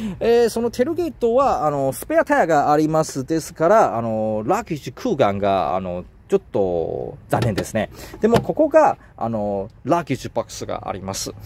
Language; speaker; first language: Japanese; non-native, learner; Chinese